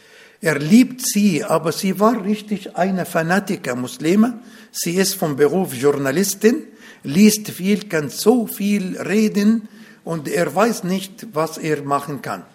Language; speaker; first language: German; non-native, learner; Arabic